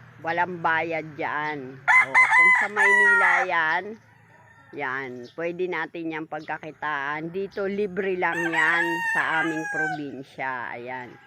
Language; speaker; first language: Filipino; non-native, local second language; Cebuano